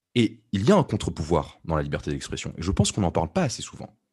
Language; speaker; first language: French; non-native, local second language; Arabic